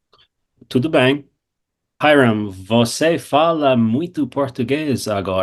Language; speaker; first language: Portuguese; non-native, fluent; English